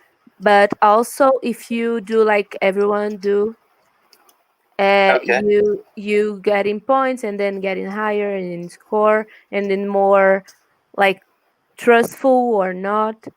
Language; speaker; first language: English; non-native, learner; Portuguese